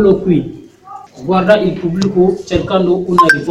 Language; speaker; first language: Italian; non-native, learner; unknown